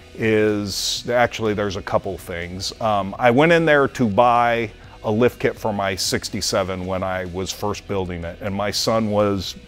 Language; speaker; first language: English; native; English